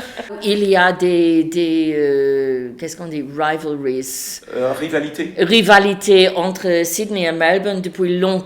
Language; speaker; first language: French; non-native, fluent; English